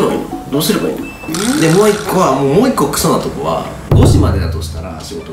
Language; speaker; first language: Japanese; native; Japanese